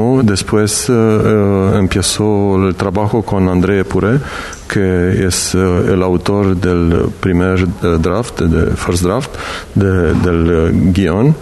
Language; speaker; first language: Spanish; non-native, learner; Romanian